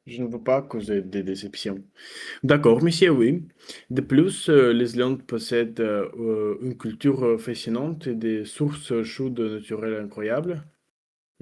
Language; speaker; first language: French; non-native, learner; Russian